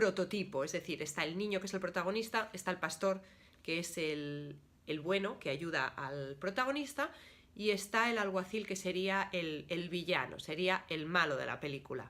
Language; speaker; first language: Spanish; native; Spanish